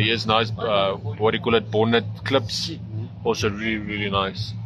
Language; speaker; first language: English; non-native, local second language; Afrikaans